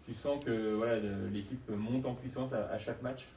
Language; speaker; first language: French; native; French